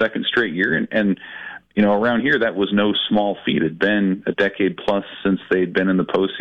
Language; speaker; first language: English; native; English